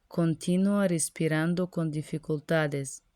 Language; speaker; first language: Spanish; non-native, learner; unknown